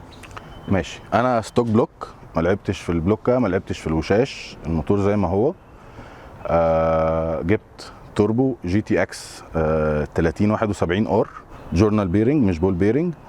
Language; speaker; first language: Arabic; native; Arabic